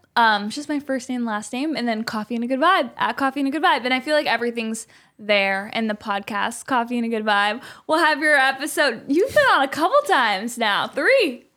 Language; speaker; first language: English; native; English